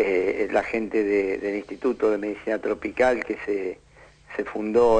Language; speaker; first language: Spanish; native; Spanish